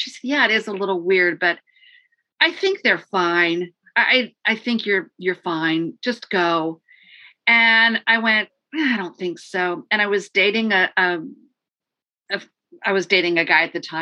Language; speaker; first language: English; native; English